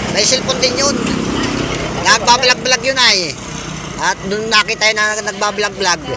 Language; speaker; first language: Filipino; native; Filipino